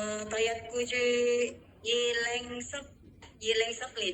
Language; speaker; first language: Cantonese; non-native, learner; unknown